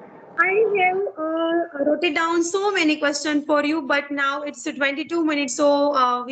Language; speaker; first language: English; non-native, learner; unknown